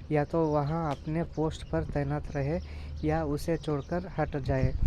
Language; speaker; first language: Hindi; non-native, local second language; Kannada